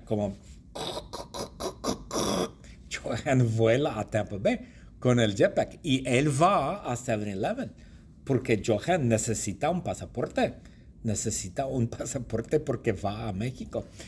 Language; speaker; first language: Spanish; non-native, fluent; English